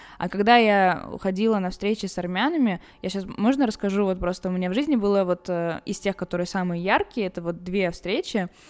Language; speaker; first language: Russian; early bilingual, other home language; Armenian